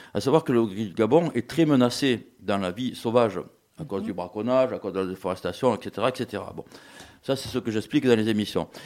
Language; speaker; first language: French; native; French